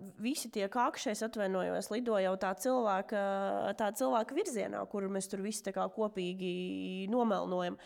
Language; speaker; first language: Latvian; non-native, local second language; Russian